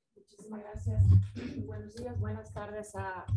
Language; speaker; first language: Spanish; non-native, fluent; Finnish